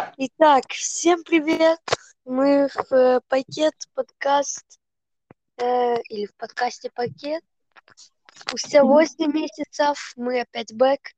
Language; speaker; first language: Russian; early bilingual, heritage; Russian